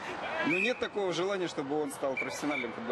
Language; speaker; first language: Russian; native; Russian